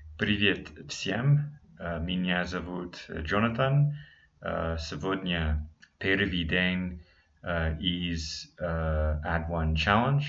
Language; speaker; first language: Russian; non-native, learner; English